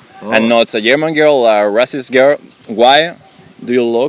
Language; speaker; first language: English; non-native, learner; Spanish